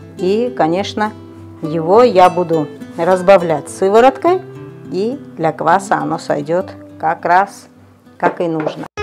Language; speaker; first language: Russian; non-native, local second language; Georgian